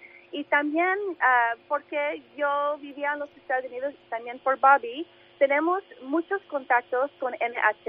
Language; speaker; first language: Spanish; early bilingual, heritage; English